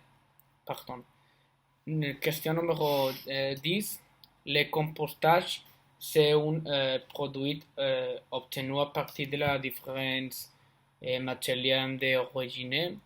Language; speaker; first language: French; non-native, learner; Spanish